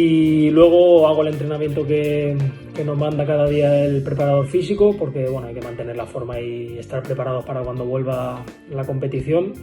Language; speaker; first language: Spanish; native; Spanish